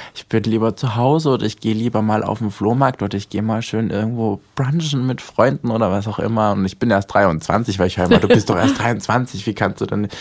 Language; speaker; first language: German; native; German